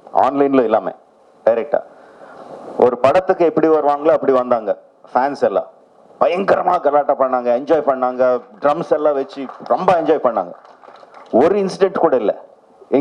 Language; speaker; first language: Tamil; non-native, local second language; Telugu